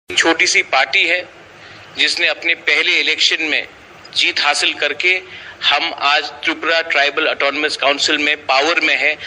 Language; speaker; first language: Hindi; non-native, local second language; Kok Borok